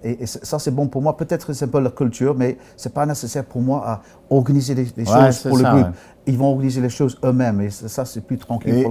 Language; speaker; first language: French; non-native, fluent; English